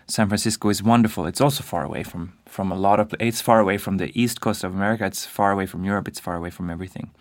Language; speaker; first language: English; non-native, fluent; Swedish